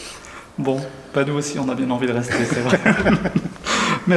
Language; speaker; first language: French; native; French